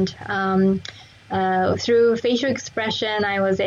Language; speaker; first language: English; non-native, fluent; Japanese